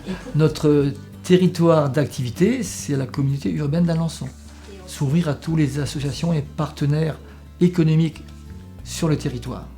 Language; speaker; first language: French; native; French